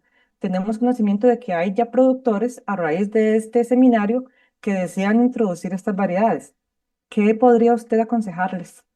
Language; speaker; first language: Spanish; native; Spanish